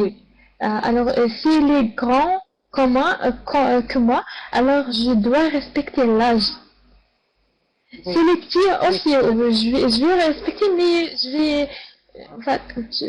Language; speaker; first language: French; non-native, learner; Arabic